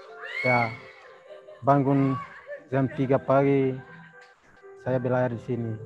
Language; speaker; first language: Indonesian; non-native, local second language; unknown